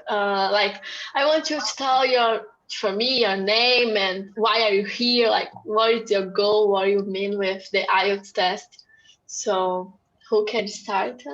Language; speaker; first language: English; non-native, fluent; Portuguese